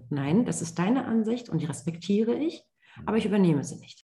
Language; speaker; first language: German; native; German